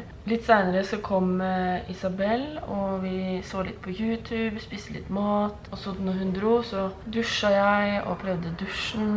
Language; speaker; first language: Norwegian; native; Norwegian